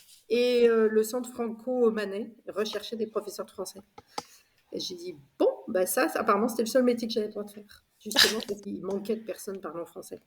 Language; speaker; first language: French; native; French